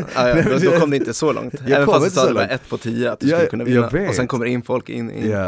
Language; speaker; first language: Swedish; native; Swedish